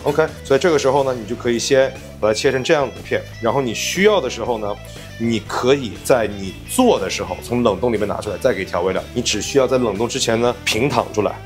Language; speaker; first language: Chinese; native; Chinese